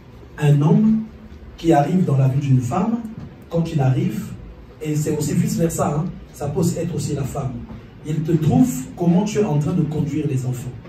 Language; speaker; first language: French; non-native, local second language; Lingala